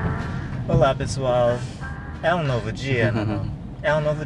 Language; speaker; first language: Portuguese; native; Portuguese